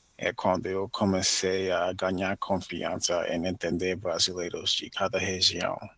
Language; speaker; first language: Portuguese; non-native, fluent; English